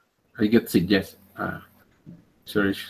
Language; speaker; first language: English; non-native, learner; Spanish